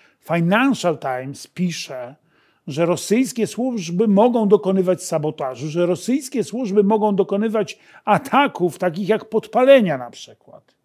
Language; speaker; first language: Polish; native; Polish